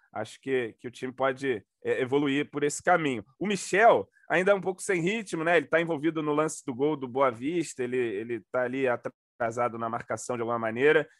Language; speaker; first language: Portuguese; native; Portuguese